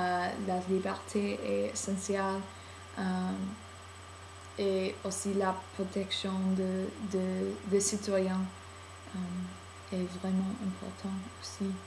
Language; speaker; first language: French; non-native, learner; English